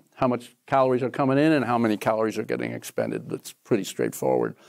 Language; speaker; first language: English; native; English